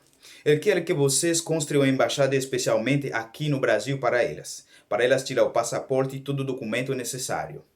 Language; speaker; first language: Portuguese; non-native, learner; Haitian Creole